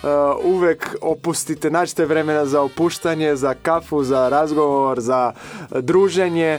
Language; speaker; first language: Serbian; non-native, fluent; Portuguese